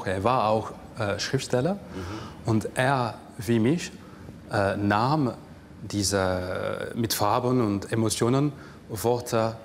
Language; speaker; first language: German; non-native, fluent; English